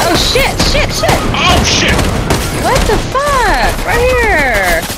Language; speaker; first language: English; native; English